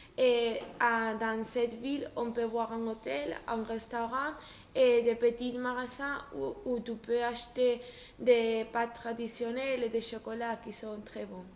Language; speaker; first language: French; non-native, learner; Spanish